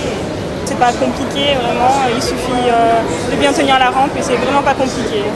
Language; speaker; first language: French; native; French